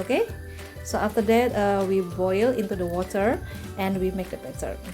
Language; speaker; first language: English; non-native, learner; Indonesian